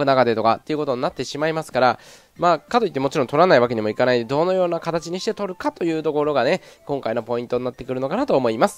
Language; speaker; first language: Japanese; native; Japanese